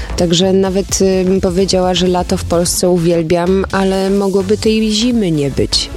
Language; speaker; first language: Polish; early bilingual, other home language; German